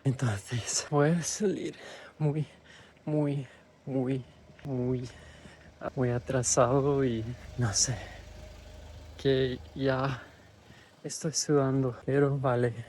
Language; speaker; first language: Spanish; non-native, fluent; English